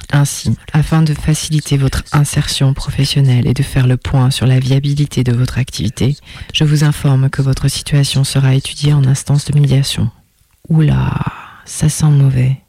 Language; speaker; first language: French; native; French